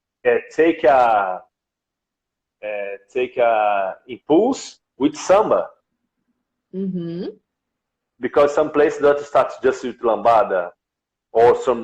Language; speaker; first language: English; non-native, learner; Portuguese